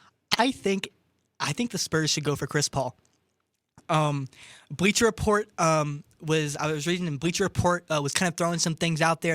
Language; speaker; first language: English; native; English